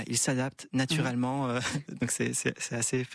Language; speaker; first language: French; native; French